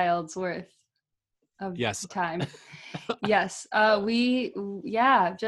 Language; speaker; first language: English; early bilingual, other home language; Portuguese